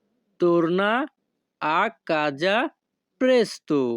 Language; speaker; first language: Italian; non-native, fluent; Bangla